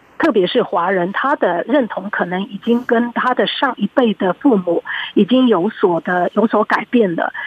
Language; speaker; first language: Chinese; early bilingual, heritage; Chinese